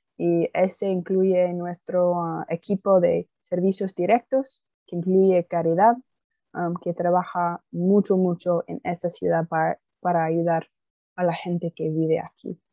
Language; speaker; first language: Spanish; non-native, fluent; English